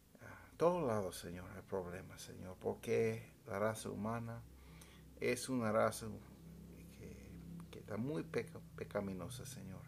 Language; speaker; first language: Spanish; non-native, fluent; English